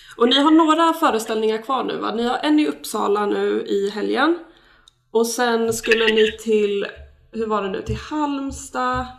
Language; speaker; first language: Swedish; native; Swedish